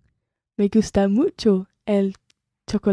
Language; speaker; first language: Spanish; non-native, learner; English